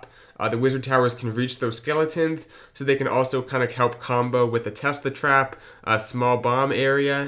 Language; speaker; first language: English; native; English